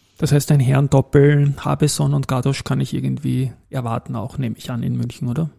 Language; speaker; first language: German; native; German